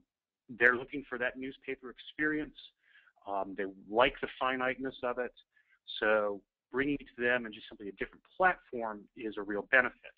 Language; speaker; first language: English; native; English